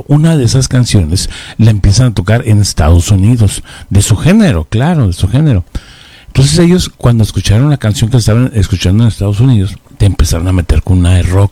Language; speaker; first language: Spanish; native; Spanish